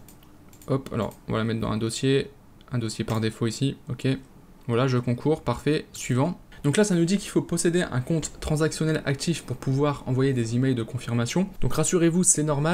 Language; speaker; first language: French; native; French